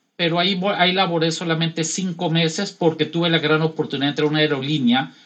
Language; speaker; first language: Spanish; native; Spanish